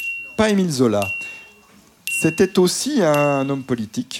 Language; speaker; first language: French; native; French